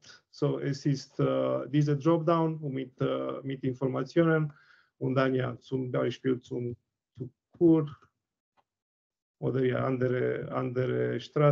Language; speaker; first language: German; non-native, learner; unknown